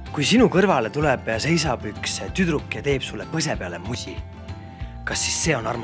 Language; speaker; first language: Estonian; native; Estonian